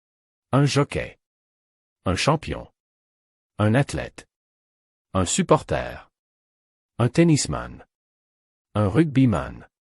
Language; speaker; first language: French; non-native, fluent; Arabic